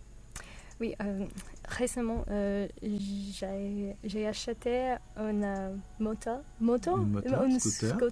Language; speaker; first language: French; non-native, learner; English